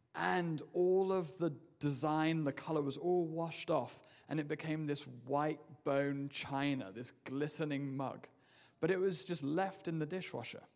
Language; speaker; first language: English; native; English